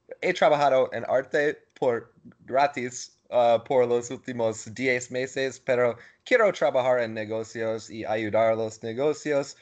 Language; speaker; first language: Spanish; non-native, learner; English